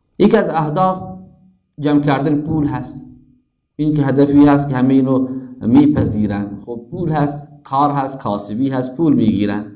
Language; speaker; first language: Persian; non-native, local second language; Baluchi